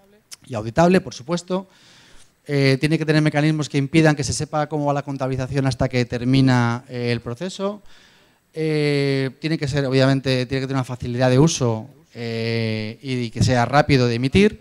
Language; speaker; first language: Spanish; native; Spanish